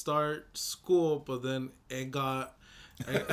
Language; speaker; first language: English; early bilingual, other home language; Spanish